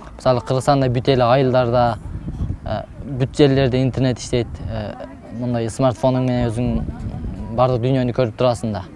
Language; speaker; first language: Kyrgyz; early bilingual, heritage; Kyrgyz